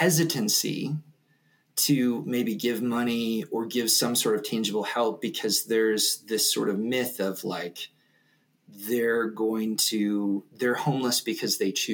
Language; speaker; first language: English; native; English